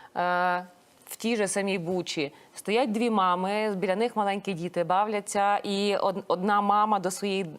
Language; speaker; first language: Ukrainian; native; Ukrainian